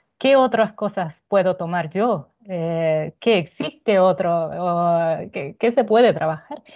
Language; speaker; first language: Spanish; non-native, fluent; Japanese